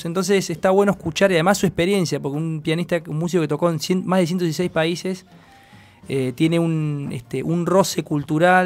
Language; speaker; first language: Spanish; native; Spanish